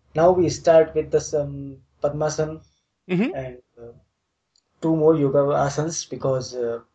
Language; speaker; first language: English; non-native, local second language; Hindi